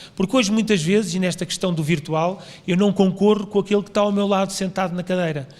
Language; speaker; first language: Portuguese; native; Portuguese